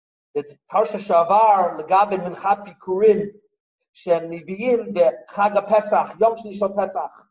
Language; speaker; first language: Hebrew; non-native, fluent; English